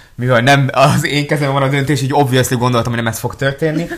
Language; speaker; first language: Hungarian; early bilingual, other home language; Hebrew